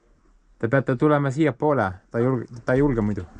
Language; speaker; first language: Estonian; native; Estonian